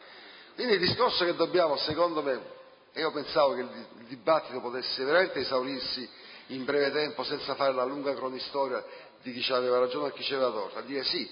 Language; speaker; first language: Italian; native; Italian